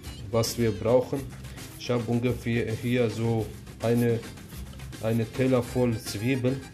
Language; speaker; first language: German; non-native, fluent; Kurdish